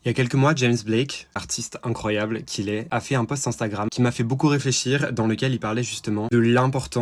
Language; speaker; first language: French; native; French